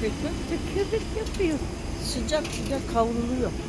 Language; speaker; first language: Turkish; native; Turkish